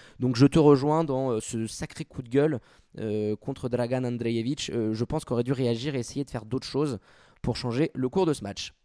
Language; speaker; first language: French; native; French